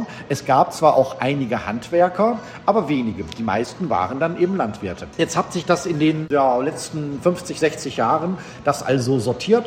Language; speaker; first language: German; native; German